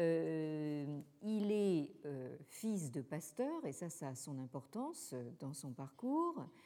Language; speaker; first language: French; native; French